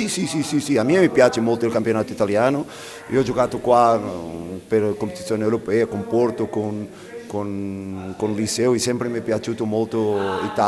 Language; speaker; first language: Italian; non-native, fluent; Portuguese